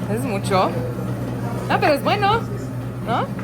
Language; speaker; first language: Spanish; non-native, learner; English